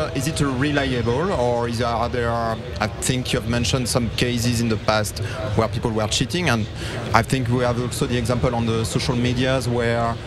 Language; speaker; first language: English; non-native, fluent; French